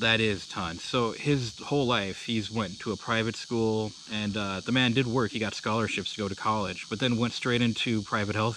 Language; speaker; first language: English; native; English